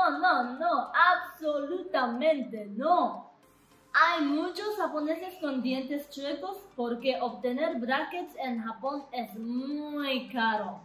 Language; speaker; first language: Spanish; non-native, learner; Japanese